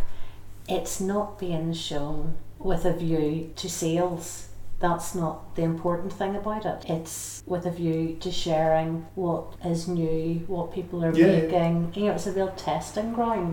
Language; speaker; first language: English; native; English